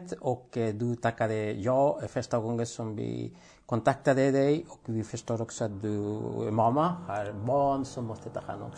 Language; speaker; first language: Swedish; non-native, fluent; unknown